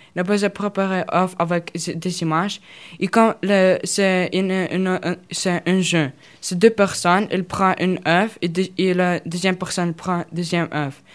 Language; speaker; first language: French; non-native, learner; Russian